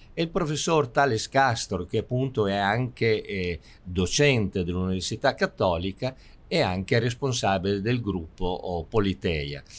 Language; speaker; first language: Italian; native; Italian